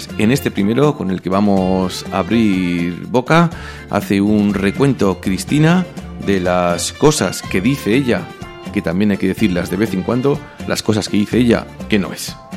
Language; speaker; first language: Spanish; native; Spanish